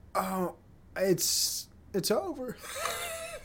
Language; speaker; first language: English; native; English